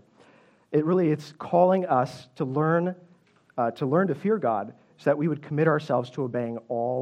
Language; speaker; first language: English; native; English